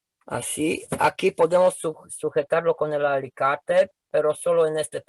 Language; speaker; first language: Spanish; non-native, fluent; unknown